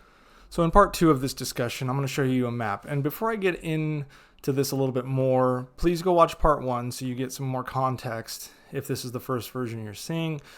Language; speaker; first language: English; native; English